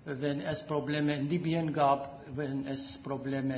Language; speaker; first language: German; non-native, fluent; Maltese